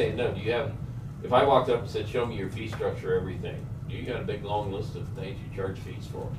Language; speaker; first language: English; native; English